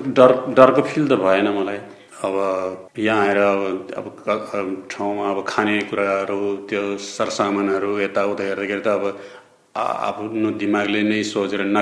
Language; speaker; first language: Nepali; non-native, local second language; Eastern Tamang